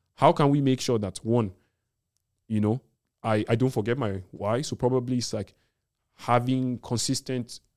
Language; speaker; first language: English; non-native, local second language; Yoruba